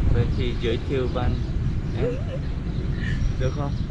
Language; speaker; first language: Vietnamese; non-native, learner; Korean